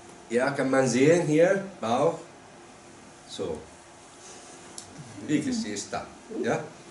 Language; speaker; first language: German; non-native, learner; Arabic